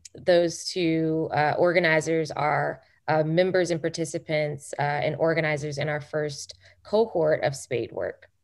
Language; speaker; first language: English; native; English